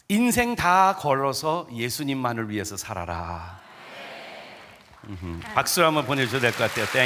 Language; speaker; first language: Korean; native; Korean